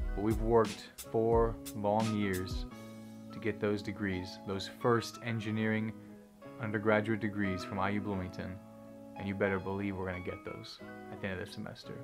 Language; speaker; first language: English; native; English